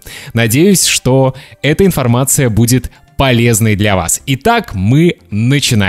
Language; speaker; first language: Russian; native; Russian